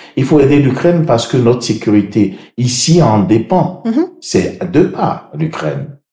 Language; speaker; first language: French; native; French